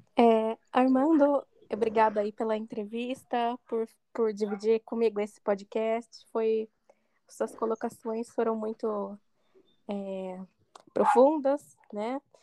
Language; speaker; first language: Portuguese; native; Portuguese